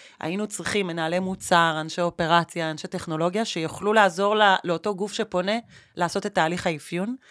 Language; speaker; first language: Hebrew; native; Hebrew